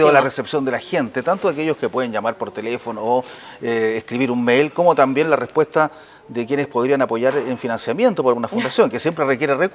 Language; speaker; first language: Spanish; native; Spanish